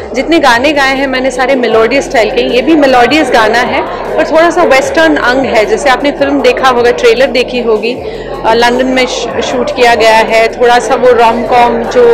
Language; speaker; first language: Marathi; non-native, local second language; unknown